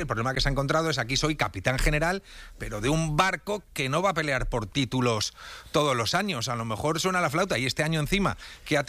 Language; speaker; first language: Spanish; native; Spanish